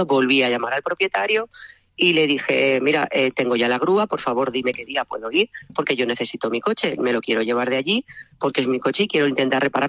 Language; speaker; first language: Spanish; native; Spanish